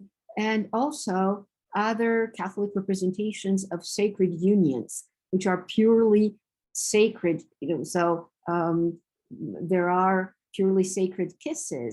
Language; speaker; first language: English; non-native, fluent; Romanian